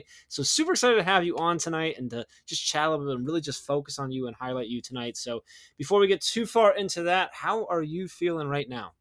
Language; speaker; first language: English; native; English